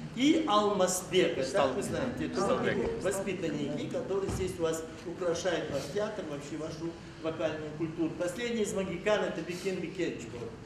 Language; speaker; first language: Russian; non-native, local second language; Kazakh